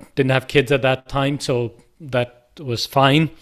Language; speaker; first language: English; non-native, local second language; Punjabi